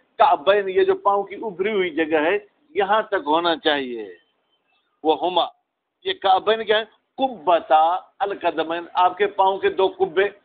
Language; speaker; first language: Urdu; non-native, local second language; Sindhi